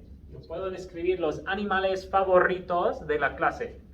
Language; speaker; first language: Spanish; non-native, fluent; English